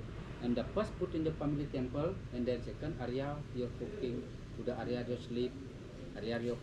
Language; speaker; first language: English; non-native, learner; Indonesian